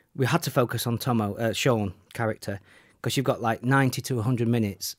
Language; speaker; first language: English; native; English